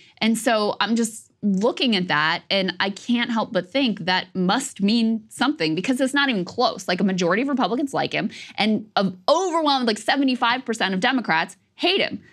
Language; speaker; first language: English; native; English